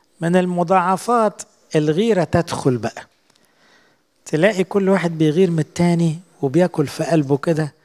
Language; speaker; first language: Arabic; native; Arabic